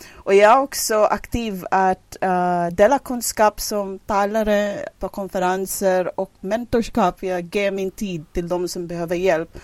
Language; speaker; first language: Swedish; non-native, fluent; Filipino